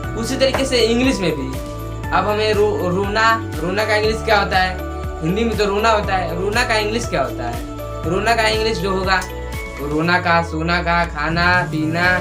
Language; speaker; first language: Hindi; native; Hindi